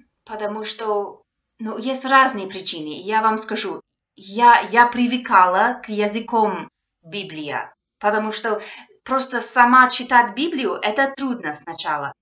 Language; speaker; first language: Russian; non-native, fluent; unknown